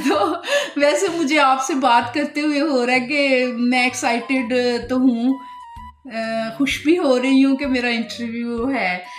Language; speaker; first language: Urdu; non-native, local second language; Punjabi